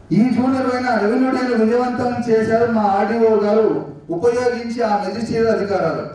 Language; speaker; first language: Telugu; native; Telugu